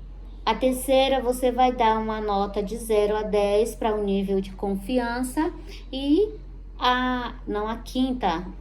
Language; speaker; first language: Portuguese; native; Portuguese